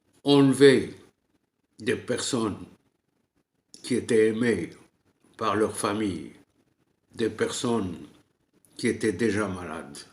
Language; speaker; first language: French; non-native, local second language; Arabic